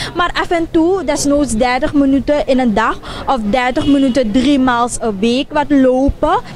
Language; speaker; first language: Dutch; native; Dutch